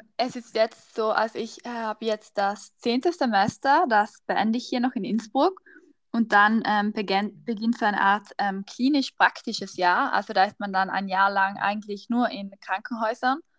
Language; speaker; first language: German; native; German